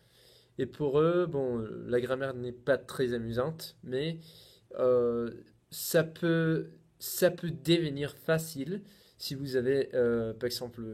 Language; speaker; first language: French; non-native, fluent; Spanish